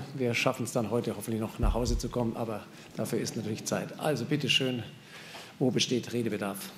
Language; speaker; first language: German; native; German